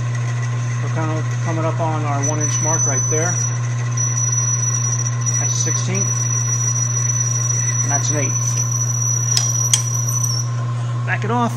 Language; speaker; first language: English; native; English